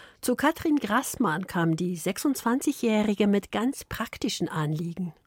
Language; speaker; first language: German; early bilingual, other home language; Polish